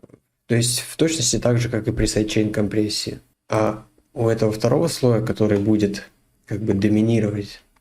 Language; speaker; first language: Russian; native; Russian